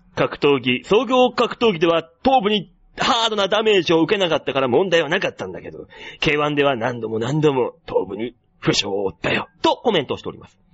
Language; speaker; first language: Japanese; native; Japanese